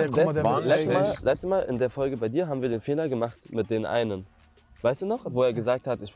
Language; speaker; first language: German; native; German